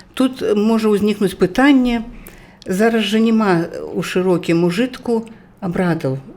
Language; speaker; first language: Belarusian; native; Belarusian